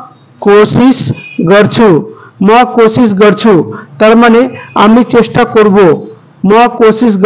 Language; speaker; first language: Nepali; non-native, fluent; Bangla